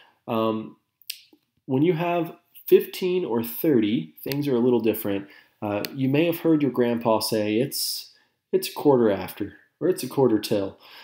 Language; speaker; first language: English; native; English